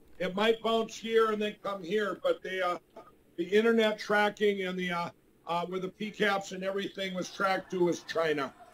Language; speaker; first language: English; native; English